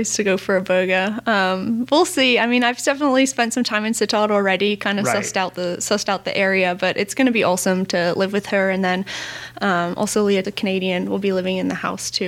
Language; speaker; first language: English; native; English